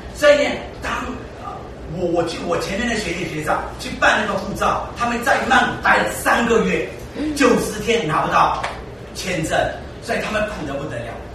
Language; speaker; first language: Chinese; early bilingual, heritage; Chinese